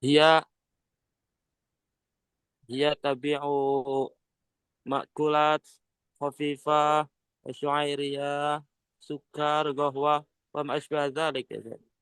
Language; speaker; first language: Arabic; non-native, learner; Indonesian